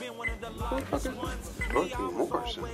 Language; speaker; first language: English; native; English